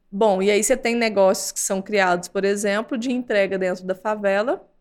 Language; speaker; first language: Portuguese; native; Portuguese